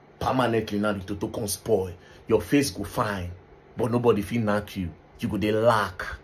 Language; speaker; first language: Nigerian Pidgin; native; Nigerian Pidgin